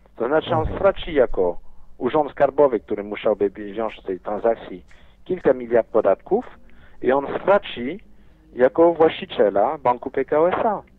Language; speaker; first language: Polish; non-native, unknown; French